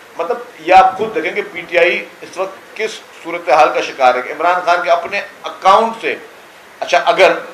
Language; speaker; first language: Urdu; non-native, local second language; Sindhi